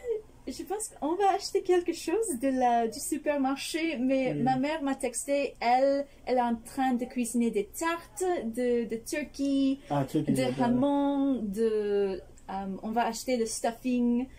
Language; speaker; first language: French; non-native, fluent; English